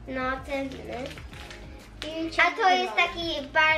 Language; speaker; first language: Polish; early bilingual, heritage; Polish